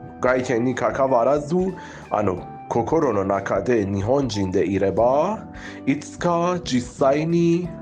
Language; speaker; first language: Japanese; non-native, fluent; Persian